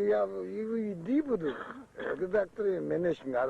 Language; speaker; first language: English; non-native, learner; Japanese